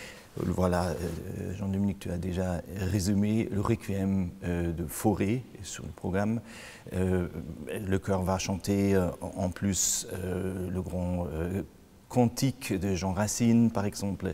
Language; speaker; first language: French; non-native, fluent; German